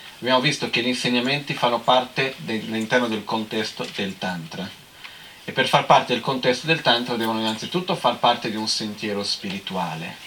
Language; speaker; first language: Italian; non-native, fluent; Portuguese